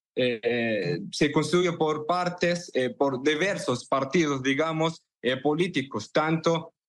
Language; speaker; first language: Spanish; non-native, fluent; Arabic